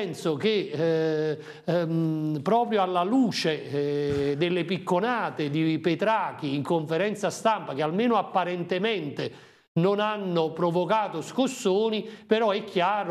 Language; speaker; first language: Italian; native; Italian